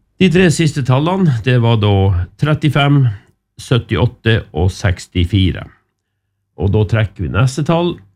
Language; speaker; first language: Norwegian; native; Norwegian